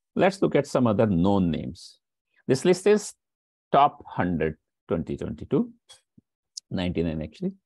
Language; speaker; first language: English; non-native, local second language; Hindi